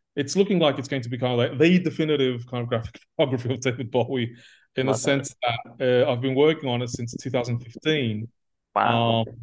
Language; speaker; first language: English; native; English